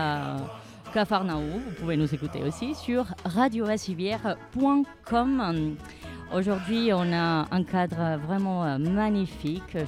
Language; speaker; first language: French; native; French